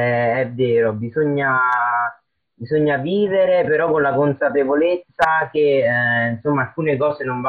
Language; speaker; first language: Italian; native; Italian